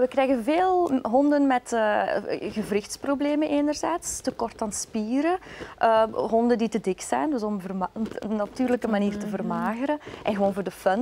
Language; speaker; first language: Dutch; native; Dutch